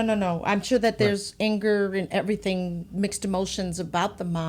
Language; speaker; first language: English; native; English